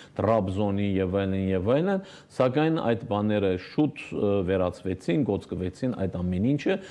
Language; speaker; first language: Armenian; native; Armenian